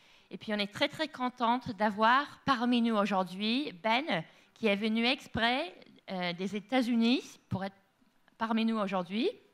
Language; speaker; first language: French; non-native, fluent; English